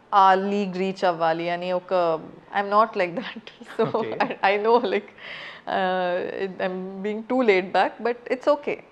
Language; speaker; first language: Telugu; non-native, fluent; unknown